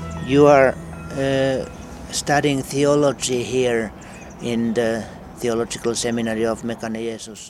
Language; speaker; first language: English; non-native, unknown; Finnish